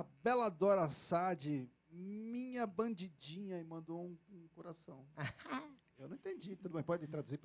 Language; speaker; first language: Portuguese; native; Portuguese